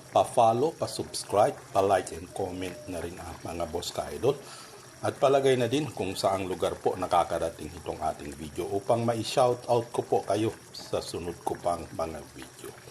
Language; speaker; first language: Filipino; non-native, local second language; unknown